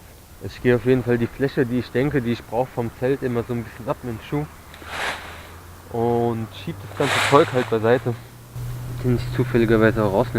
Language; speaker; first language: German; native; German